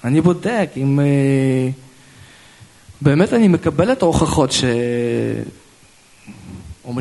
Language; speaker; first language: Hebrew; non-native, local second language; Russian